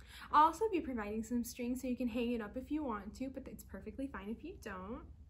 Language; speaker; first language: English; native; English